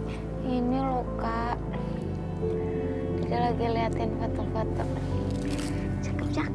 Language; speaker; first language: Indonesian; native; Indonesian